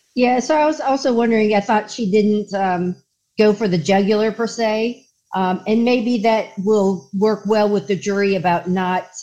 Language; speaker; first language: English; native; English